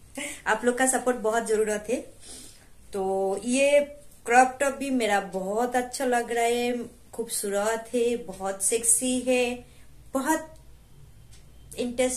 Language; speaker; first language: Hindi; non-native, local second language; Bangla